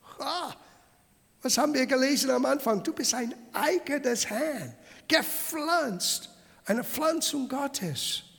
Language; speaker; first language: German; non-native, fluent; English